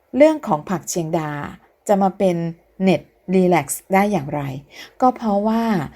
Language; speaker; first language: Thai; native; Thai